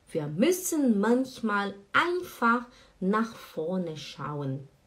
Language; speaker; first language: German; non-native, fluent; Portuguese